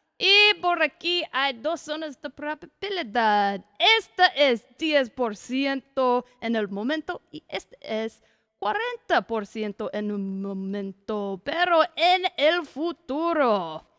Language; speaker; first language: Spanish; non-native, learner; English